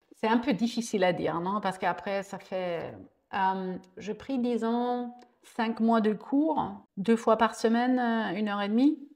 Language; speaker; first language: French; non-native, fluent; German